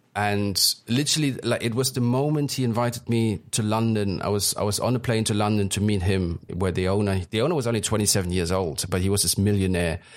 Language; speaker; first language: English; early bilingual, other home language; German